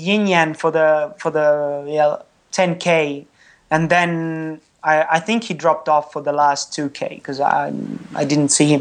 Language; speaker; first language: English; non-native, fluent; Estonian